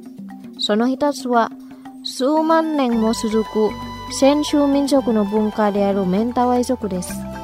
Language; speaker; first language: Japanese; non-native, fluent; Indonesian